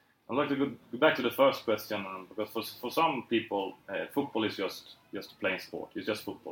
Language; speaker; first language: English; non-native, fluent; Swedish